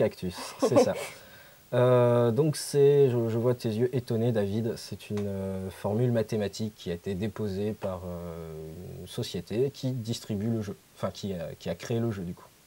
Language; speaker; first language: French; native; French